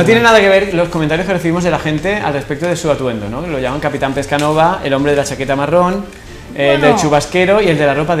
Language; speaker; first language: Spanish; native; Spanish